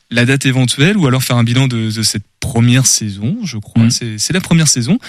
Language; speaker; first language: French; native; French